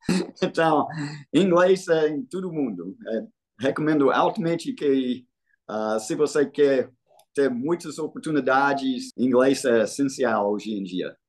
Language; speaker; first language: Portuguese; non-native, fluent; English